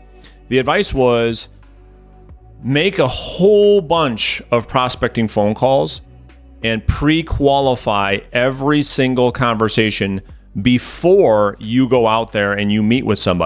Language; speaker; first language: English; native; English